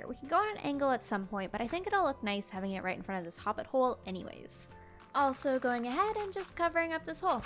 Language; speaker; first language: English; native; English